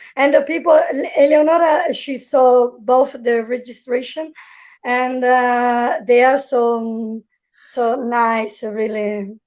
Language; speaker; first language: English; non-native, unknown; Italian